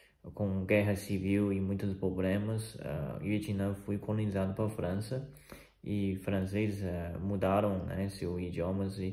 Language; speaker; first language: Portuguese; non-native, fluent; Chinese